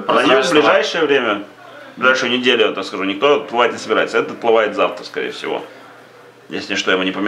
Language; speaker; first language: Russian; native; Russian